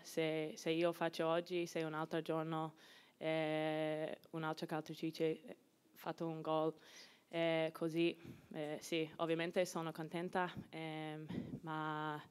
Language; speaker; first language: Italian; non-native, learner; English